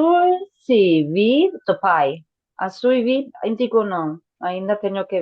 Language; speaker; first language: Portuguese; non-native, fluent; Spanish